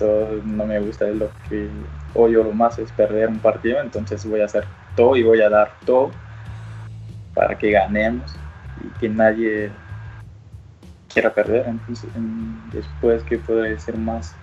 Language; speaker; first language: Spanish; early bilingual, other home language; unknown